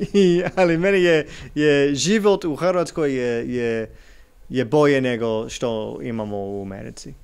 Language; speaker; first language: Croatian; non-native, learner; English